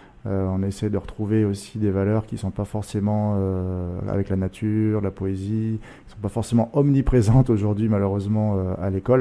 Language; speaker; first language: French; native; French